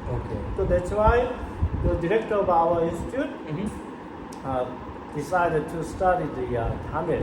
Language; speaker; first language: English; non-native, learner; Korean